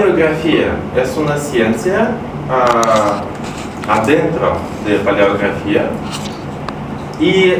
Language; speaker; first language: Spanish; non-native, fluent; Russian